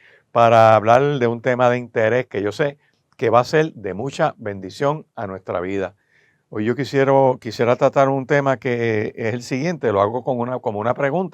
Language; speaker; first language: Spanish; native; Spanish